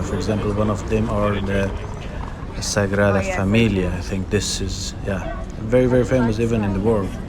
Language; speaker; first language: English; non-native, fluent; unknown